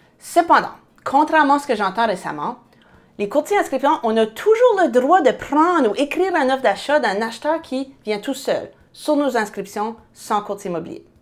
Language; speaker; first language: French; native; French